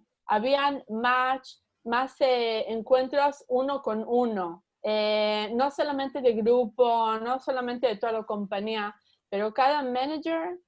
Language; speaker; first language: Spanish; early bilingual, heritage; Spanish